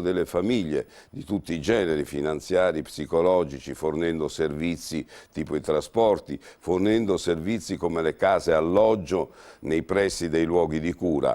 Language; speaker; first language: Italian; native; Italian